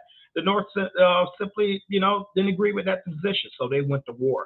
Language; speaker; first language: English; native; English